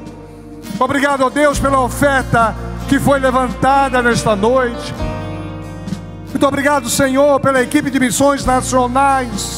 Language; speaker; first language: Portuguese; native; Portuguese